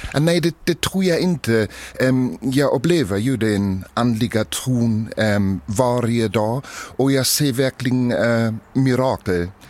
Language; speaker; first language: Swedish; non-native, fluent; German